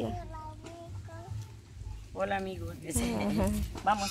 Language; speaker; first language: Spanish; native; Spanish